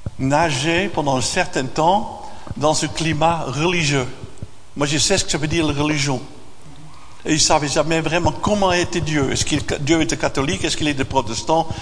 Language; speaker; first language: French; non-native, fluent; Dutch